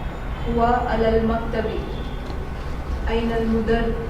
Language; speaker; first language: Arabic; non-native, learner; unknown